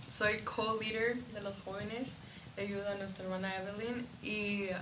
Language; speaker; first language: Spanish; early bilingual, heritage; Spanish